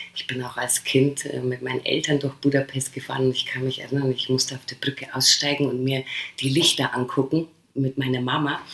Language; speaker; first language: German; early bilingual, other home language; Polish